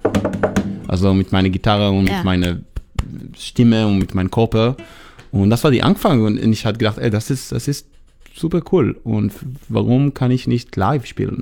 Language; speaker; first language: German; non-native, fluent; Hebrew